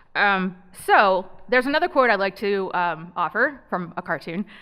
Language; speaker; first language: English; native; English